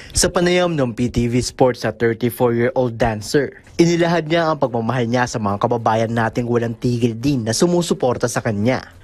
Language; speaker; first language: Filipino; native; Filipino